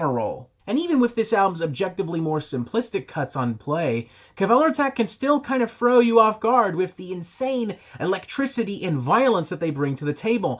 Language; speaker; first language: English; native; English